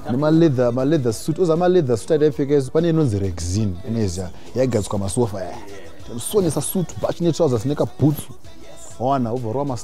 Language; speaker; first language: English; non-native, local second language; Shona